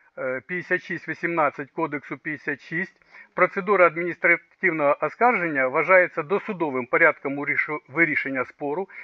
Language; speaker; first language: Ukrainian; non-native, local second language; Russian